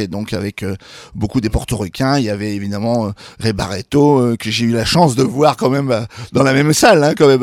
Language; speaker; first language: French; native; French